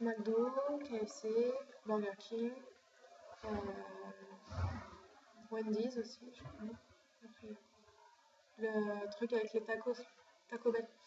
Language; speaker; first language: French; native; French